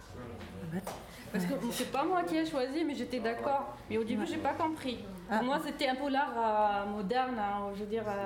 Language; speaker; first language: French; non-native, fluent; Arabic